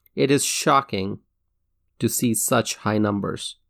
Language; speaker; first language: English; non-native, local second language; Bangla